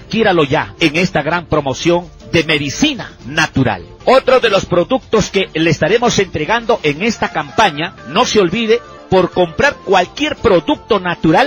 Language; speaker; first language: Spanish; native; Spanish